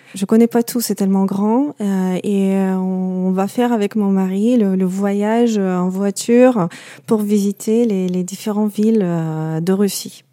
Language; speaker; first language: French; non-native, fluent; Russian